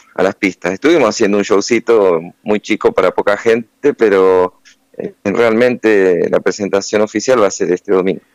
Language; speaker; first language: Spanish; native; Spanish